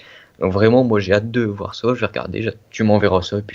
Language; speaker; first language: French; native; French